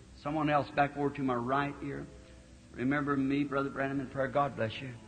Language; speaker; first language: English; native; English